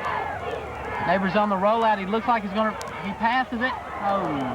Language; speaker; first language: English; native; English